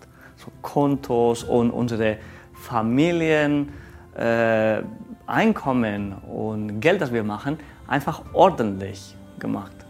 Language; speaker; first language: German; non-native, learner; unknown